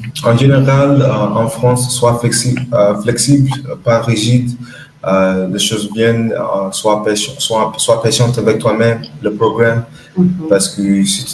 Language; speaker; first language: French; non-native, learner; English